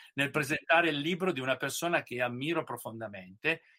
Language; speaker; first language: Italian; native; Italian